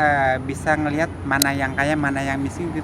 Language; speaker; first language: Indonesian; native; Indonesian